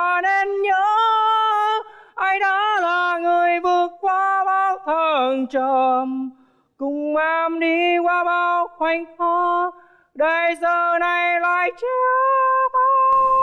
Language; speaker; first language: Vietnamese; native; Vietnamese